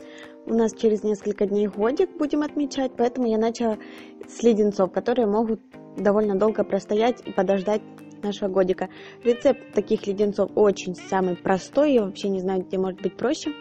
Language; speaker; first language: Russian; native; Russian